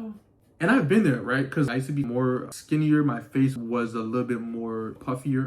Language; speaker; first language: English; native; English